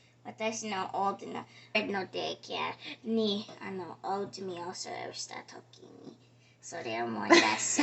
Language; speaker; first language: Japanese; early bilingual, heritage; English